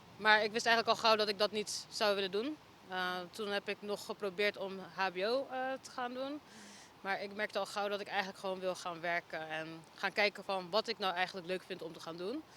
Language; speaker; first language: Dutch; native; Dutch